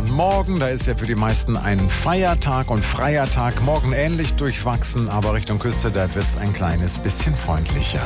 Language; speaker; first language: German; native; German